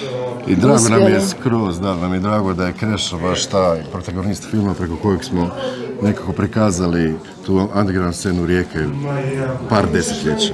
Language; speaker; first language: Serbian; native; Serbian